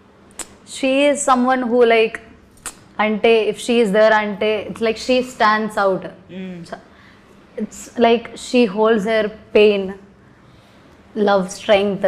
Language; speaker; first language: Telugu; non-native, learner; Malayalam